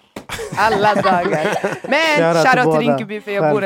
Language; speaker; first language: Swedish; native; Swedish